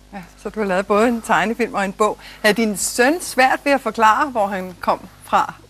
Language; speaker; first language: Danish; native; Danish